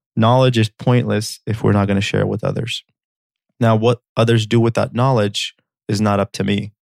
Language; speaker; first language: English; early bilingual, other home language; Armenian